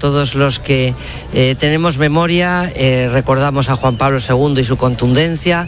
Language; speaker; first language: Spanish; native; Spanish